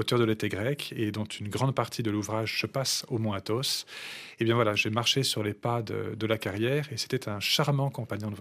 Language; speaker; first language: French; native; French